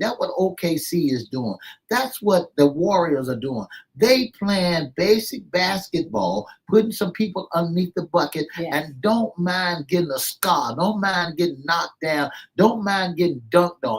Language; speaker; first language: English; native; English